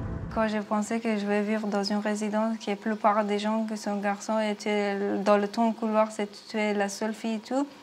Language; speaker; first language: French; non-native, learner; Persian